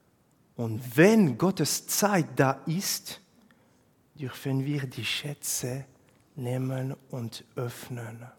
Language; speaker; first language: German; non-native, fluent; French